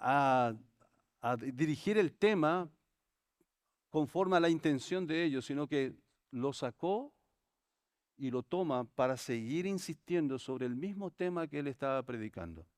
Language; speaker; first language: Spanish; native; Spanish